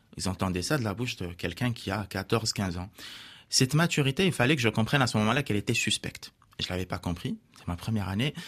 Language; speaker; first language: French; non-native, local second language; Arabic